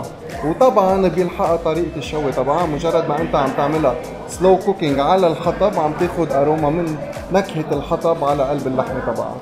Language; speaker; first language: Arabic; native; Arabic